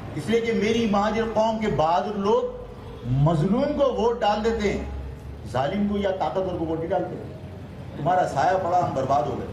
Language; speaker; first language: Urdu; native; Urdu